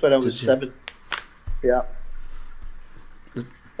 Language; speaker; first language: English; native; English